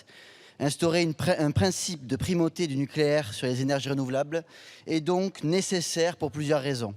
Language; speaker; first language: French; native; French